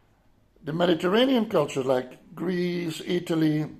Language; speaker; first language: English; non-native, fluent; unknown